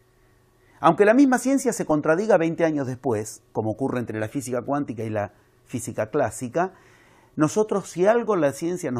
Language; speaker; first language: Spanish; native; Spanish